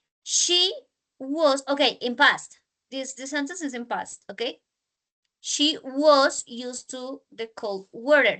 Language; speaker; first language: English; non-native, learner; Spanish